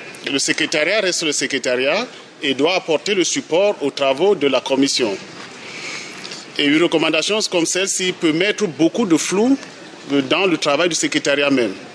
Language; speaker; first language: French; native; French